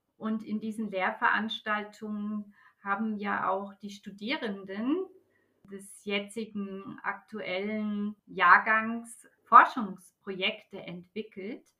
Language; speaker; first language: German; native; German